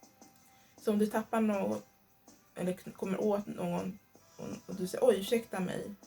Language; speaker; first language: Swedish; non-native, fluent; Igbo